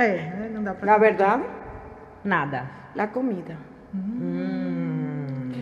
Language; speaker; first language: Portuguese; non-native, learner; Spanish